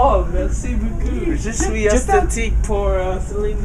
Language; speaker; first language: French; non-native, learner; English